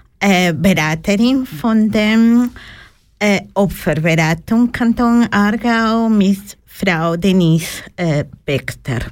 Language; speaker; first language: German; non-native, learner; Spanish